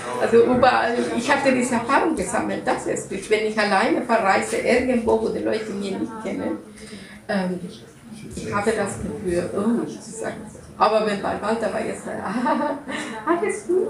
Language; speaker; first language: German; non-native, learner; Russian